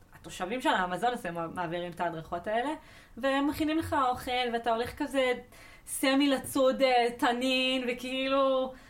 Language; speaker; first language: Hebrew; native; Hebrew